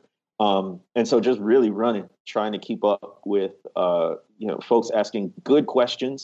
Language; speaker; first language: English; native; English